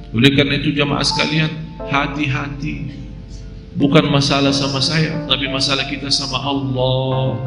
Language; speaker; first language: Indonesian; non-native, fluent; Arabic